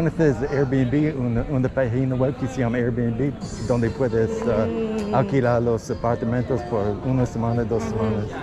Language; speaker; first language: Spanish; non-native, fluent; English